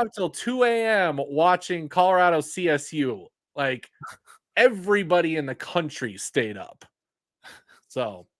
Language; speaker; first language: English; native; English